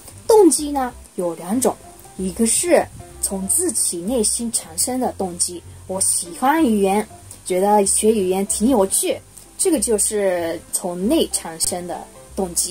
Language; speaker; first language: Chinese; non-native, fluent; Japanese